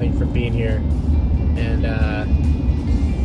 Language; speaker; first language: English; native; English